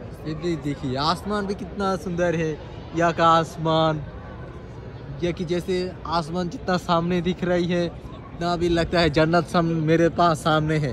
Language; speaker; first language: Hindi; non-native, learner; Bangla